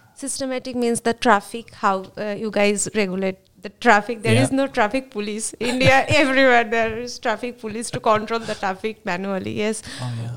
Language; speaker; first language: English; non-native, local second language; Bangla